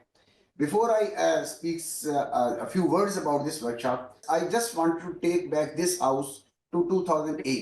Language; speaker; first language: English; non-native, local second language; Urdu